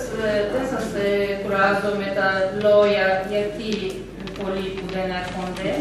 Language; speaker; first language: Greek; non-native, learner; Turkish